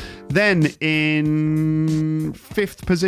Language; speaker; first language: English; native; English